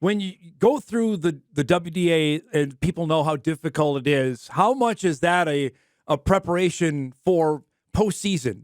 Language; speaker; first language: English; native; English